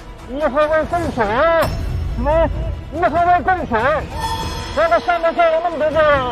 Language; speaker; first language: Chinese; native; Chinese